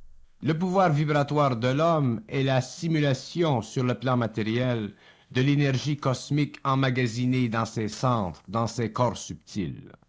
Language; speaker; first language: French; native; French